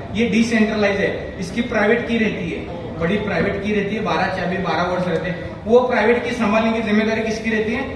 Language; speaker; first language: Hindi; non-native, local second language; Marathi